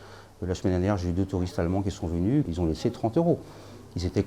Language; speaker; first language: French; native; French